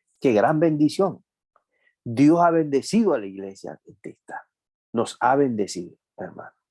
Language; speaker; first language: Spanish; native; Spanish